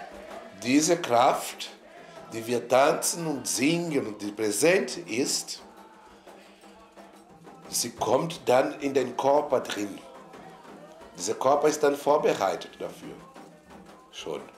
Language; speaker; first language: German; non-native, fluent; Portuguese